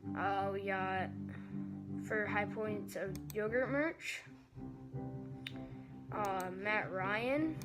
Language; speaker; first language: English; native; English